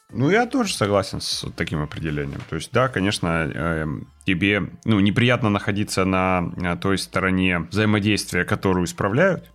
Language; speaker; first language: Russian; native; Russian